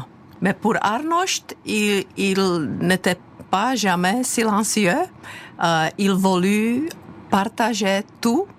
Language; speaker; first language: French; non-native, fluent; Czech